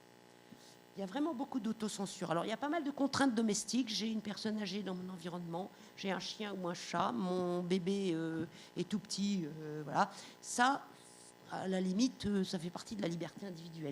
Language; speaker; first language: French; native; French